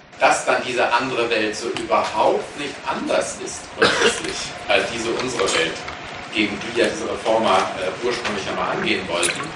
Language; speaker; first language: German; native; German